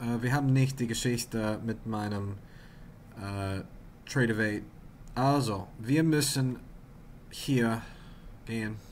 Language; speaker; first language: German; non-native, learner; English